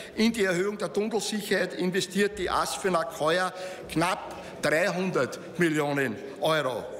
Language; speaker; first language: German; native; German